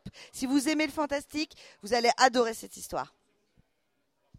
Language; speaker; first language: French; native; French